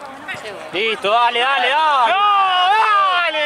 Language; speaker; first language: Spanish; native; Spanish